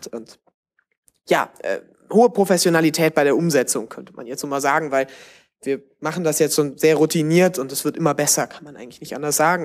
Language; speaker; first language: German; native; German